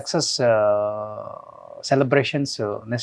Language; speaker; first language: Telugu; native; Telugu